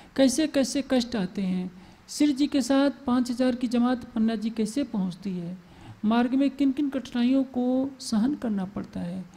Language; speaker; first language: Hindi; native; Hindi